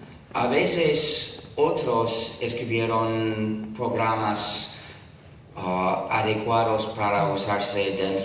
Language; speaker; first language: Spanish; non-native, fluent; English